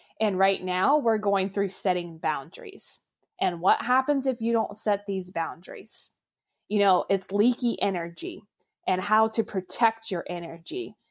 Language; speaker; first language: English; non-native, local second language; Pennsylvania German